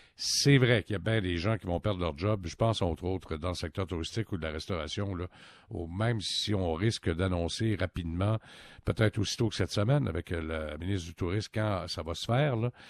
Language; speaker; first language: French; native; French